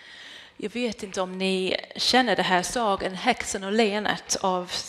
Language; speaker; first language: Swedish; non-native, fluent; English